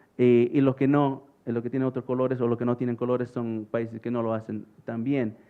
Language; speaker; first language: Spanish; early bilingual, heritage; English